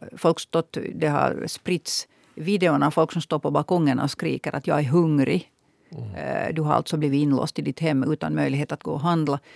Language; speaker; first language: Swedish; native; Swedish